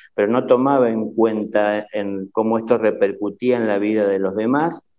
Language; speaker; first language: Spanish; native; Spanish